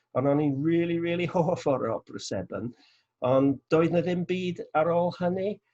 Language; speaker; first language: Welsh; non-native, local second language; English